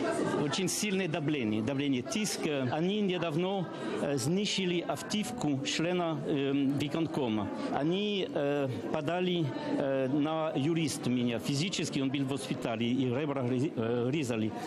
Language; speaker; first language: Russian; non-native, learner; French